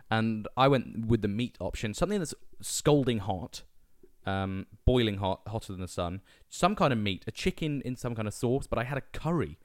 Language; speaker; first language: English; native; English